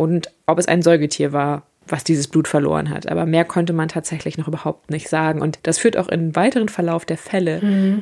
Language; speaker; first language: German; native; German